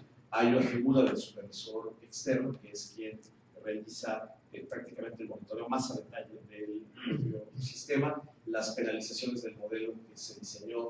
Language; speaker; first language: Spanish; native; Spanish